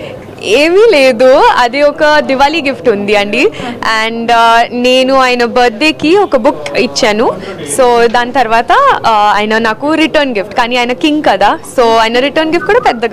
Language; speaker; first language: Telugu; non-native, learner; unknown